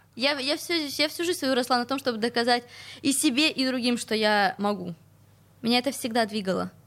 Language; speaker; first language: Russian; native; Russian